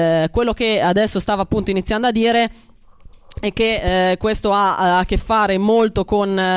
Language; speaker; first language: Italian; native; Italian